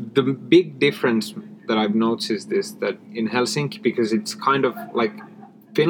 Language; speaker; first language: English; non-native, fluent; Finnish